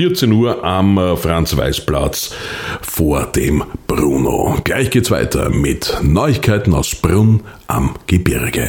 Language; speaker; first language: German; native; German